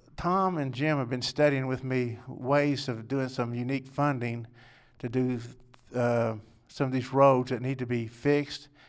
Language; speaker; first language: English; native; English